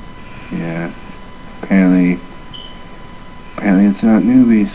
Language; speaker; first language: English; native; English